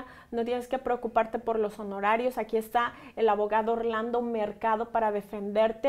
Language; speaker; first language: Spanish; native; Spanish